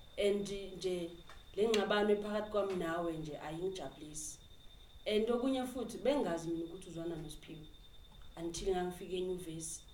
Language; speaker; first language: Zulu; native; Zulu